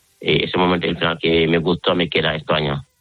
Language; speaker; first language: Spanish; non-native, learner; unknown